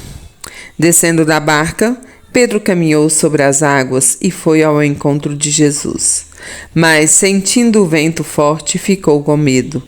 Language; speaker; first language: Portuguese; native; Portuguese